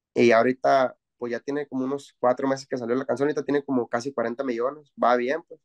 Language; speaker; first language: Spanish; native; Spanish